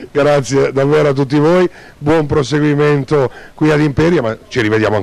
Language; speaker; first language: Italian; native; Italian